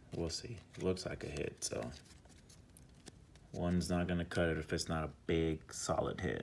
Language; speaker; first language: English; native; English